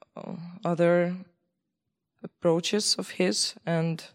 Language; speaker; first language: English; non-native, fluent; Belarusian